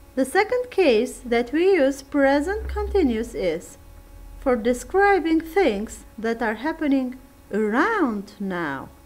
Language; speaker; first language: English; non-native, fluent; Turkish